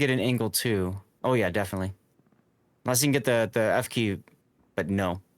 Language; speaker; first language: English; native; English